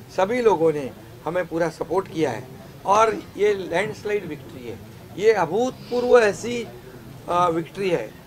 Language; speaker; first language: Hindi; non-native, local second language; Marathi